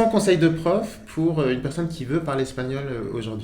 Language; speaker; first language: French; native; French